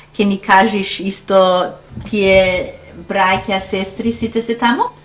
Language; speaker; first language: Macedonian; early bilingual, heritage; Macedonian